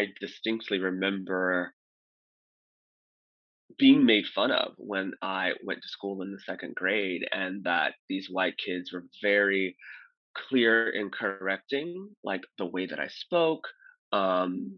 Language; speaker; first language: English; native; English